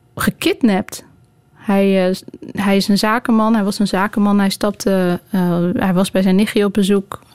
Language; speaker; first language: Dutch; native; Dutch